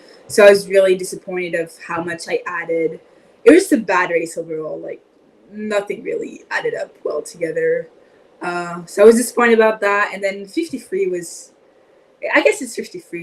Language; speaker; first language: English; non-native, fluent; French